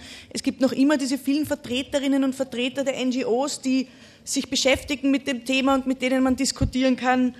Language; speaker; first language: German; native; German